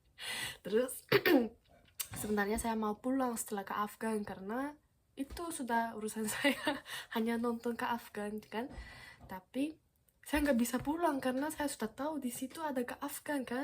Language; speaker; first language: Indonesian; non-native, fluent; Korean